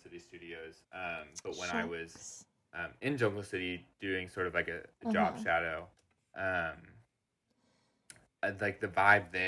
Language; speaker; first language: English; native; English